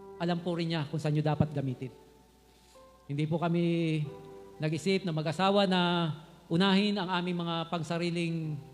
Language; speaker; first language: Filipino; native; Filipino